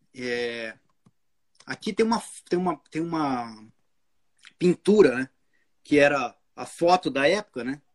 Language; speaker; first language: Portuguese; native; Portuguese